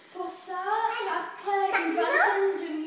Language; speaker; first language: French; early bilingual, other home language; English